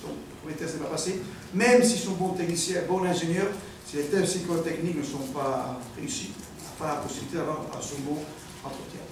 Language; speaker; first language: French; non-native, fluent; Spanish